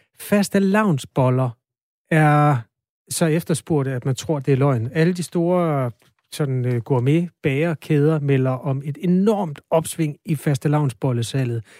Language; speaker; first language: Danish; native; Danish